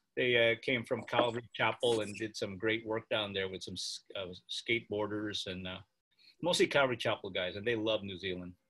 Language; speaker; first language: English; non-native, fluent; Korean